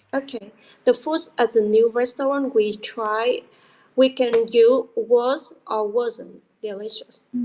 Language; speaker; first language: English; non-native, learner; Vietnamese